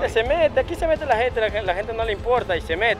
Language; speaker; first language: Spanish; native; Spanish